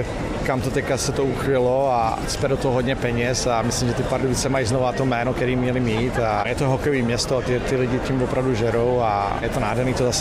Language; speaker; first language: Czech; native; Czech